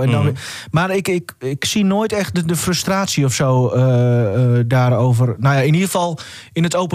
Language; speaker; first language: Dutch; native; Dutch